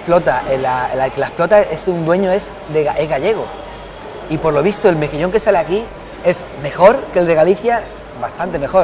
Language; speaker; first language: Spanish; native; Spanish